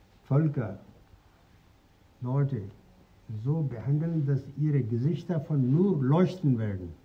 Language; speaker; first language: German; non-native, fluent; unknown